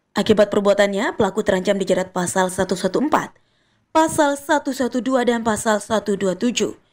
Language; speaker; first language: Indonesian; non-native, local second language; Sasak